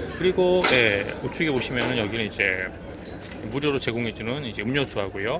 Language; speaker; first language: Korean; native; Korean